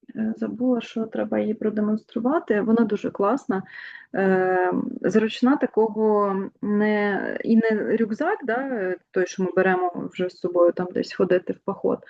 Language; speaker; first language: Ukrainian; non-native, local second language; Russian